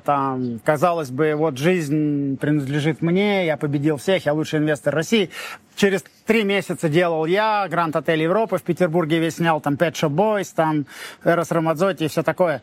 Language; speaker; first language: Russian; native; Russian